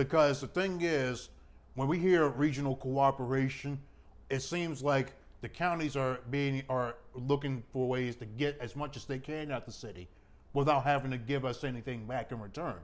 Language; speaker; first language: English; native; English